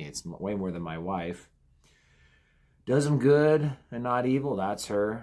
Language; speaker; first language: English; native; English